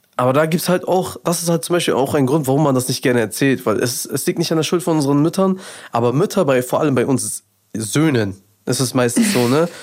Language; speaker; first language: German; early bilingual, other home language; Persian